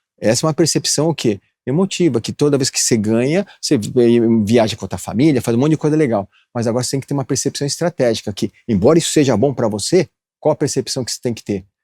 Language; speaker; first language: Portuguese; early bilingual, other home language; Japanese